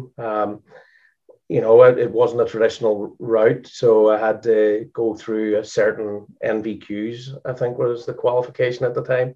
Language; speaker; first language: English; native; English